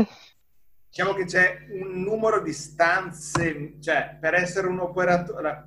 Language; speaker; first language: Italian; native; Italian